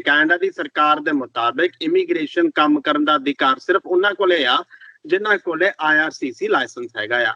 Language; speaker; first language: Punjabi; early bilingual, heritage; Punjabi